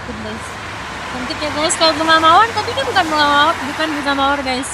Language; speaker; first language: Indonesian; native; Indonesian